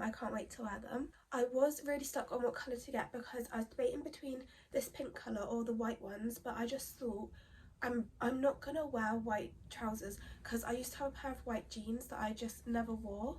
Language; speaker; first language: English; native; English